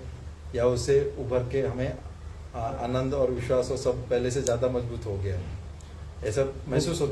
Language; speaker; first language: Hindi; native; Hindi